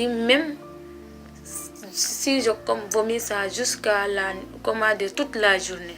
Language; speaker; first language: French; non-native, local second language; Wolof